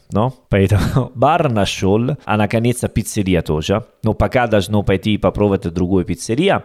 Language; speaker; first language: Russian; non-native, learner; Italian